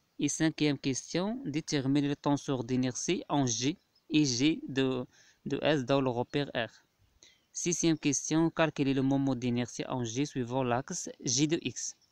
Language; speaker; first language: French; non-native, local second language; Arabic